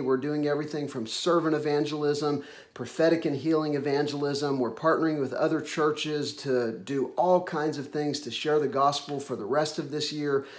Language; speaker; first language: English; native; English